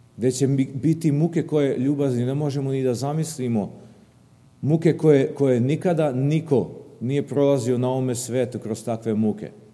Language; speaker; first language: Serbian; early bilingual, heritage; Serbian